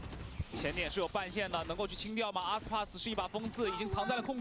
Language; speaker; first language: Chinese; native; Chinese